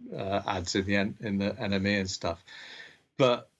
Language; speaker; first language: English; native; English